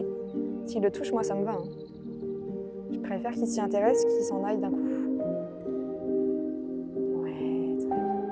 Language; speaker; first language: French; native; French